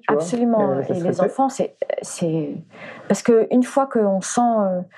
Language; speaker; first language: French; early bilingual, other home language; English